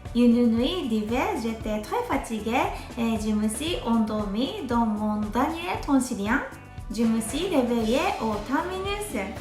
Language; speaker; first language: French; non-native, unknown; Japanese